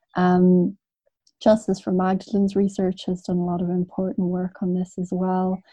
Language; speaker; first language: English; native; English